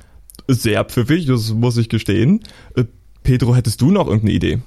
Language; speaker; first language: German; native; German